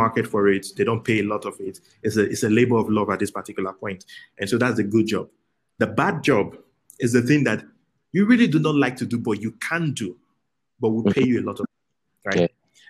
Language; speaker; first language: English; native; English